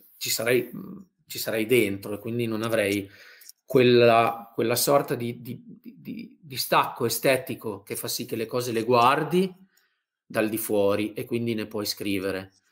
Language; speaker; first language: Italian; native; Italian